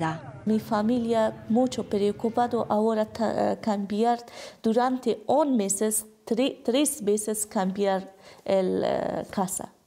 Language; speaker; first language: Spanish; non-native, learner; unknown